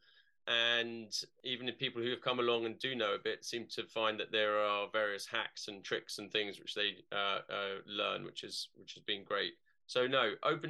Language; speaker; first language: English; native; English